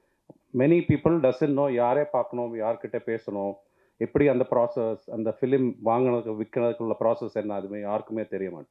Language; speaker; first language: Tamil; non-native, local second language; Malayalam